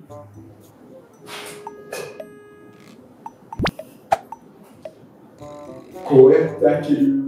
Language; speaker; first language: Japanese; early bilingual, other home language; Russian